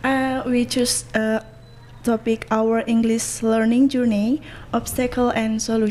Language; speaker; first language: English; non-native, learner; Indonesian